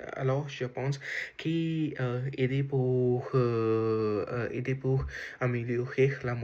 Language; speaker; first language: French; non-native, learner; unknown